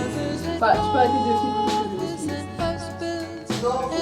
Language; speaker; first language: French; native; French